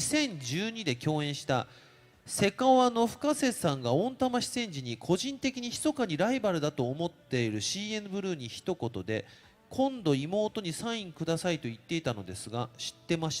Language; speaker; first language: Japanese; native; Japanese